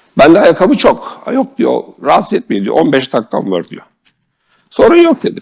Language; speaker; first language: Turkish; native; Turkish